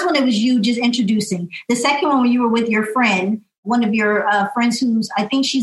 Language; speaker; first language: English; native; English